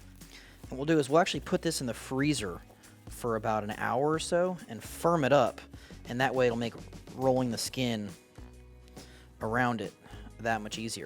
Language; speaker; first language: English; native; English